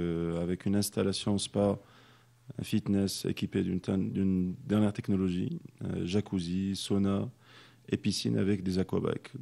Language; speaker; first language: French; non-native, local second language; Arabic